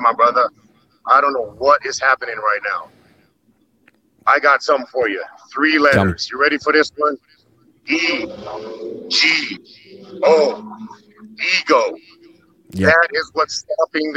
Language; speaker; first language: English; native; English